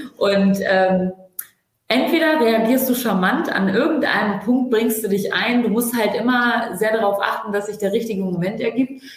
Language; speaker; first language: German; early bilingual, other home language; Turkish